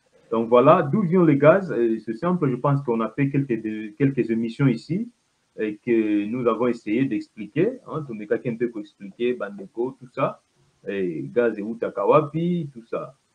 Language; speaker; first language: French; non-native, local second language; Lingala